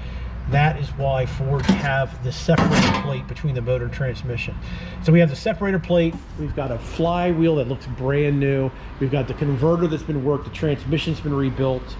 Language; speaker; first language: English; native; English